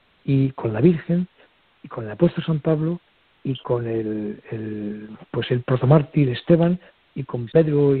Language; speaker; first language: Spanish; native; Spanish